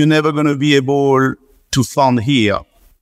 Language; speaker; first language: English; non-native, fluent; French